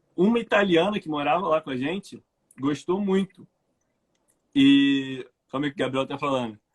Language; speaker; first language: Portuguese; native; Portuguese